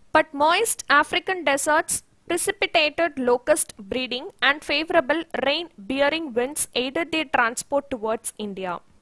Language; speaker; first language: English; non-native, local second language; Tamil